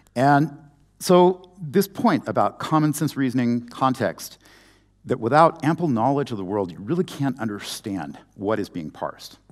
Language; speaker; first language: English; native; English